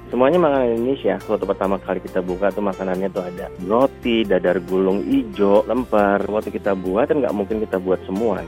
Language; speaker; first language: Indonesian; native; Indonesian